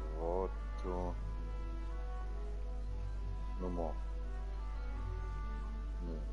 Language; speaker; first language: German; native; German